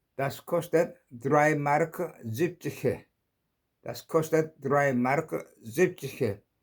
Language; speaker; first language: German; non-native, learner; Korean